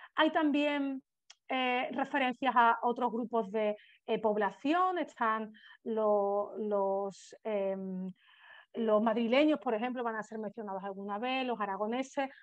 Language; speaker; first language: Spanish; native; Spanish